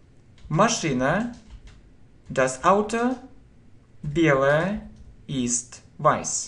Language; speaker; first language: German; non-native, fluent; Russian